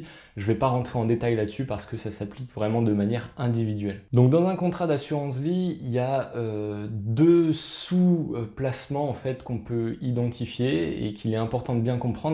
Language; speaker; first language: French; native; French